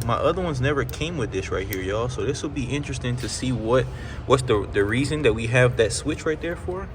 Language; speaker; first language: English; native; English